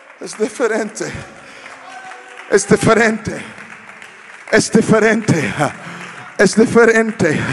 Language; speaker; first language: Spanish; non-native, learner; English